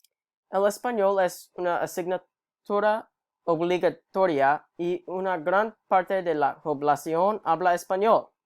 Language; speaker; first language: Spanish; non-native, learner; English